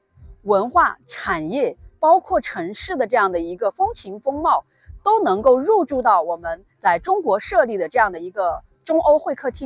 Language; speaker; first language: Chinese; native; Chinese